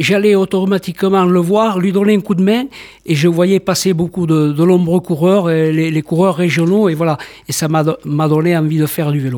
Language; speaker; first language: French; native; French